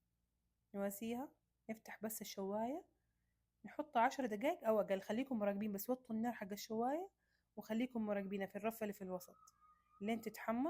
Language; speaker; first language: Arabic; native; Arabic